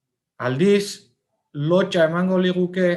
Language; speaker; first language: Basque; native; Basque